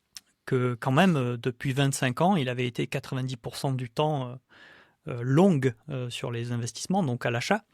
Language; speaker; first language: French; native; French